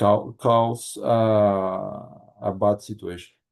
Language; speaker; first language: English; non-native, learner; Spanish